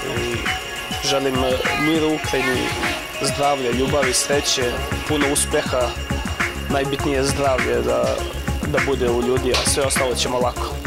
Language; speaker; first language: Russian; non-native, fluent; Serbian